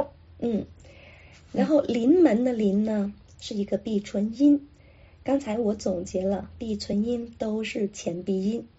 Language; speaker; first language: Chinese; non-native, local second language; Cantonese